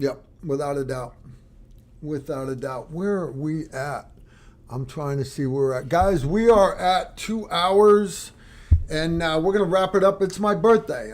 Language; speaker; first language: English; native; English